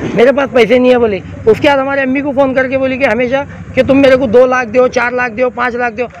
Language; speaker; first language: Hindi; non-native, local second language; Urdu